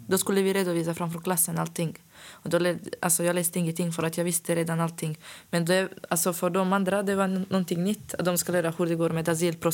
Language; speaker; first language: Swedish; non-native, fluent; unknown